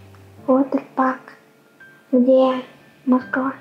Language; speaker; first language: Russian; non-native, learner; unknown